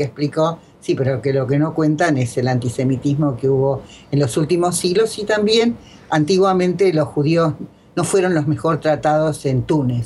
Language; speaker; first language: Spanish; native; Spanish